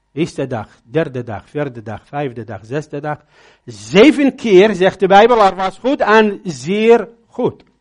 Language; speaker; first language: Dutch; non-native, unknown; Arabic